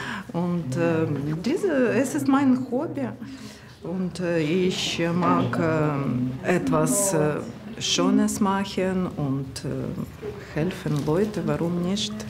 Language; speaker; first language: German; non-native, learner; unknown